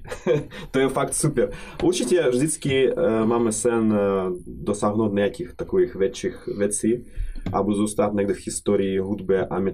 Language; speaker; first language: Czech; non-native, fluent; Russian